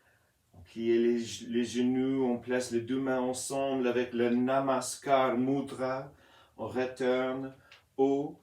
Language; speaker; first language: French; non-native, fluent; English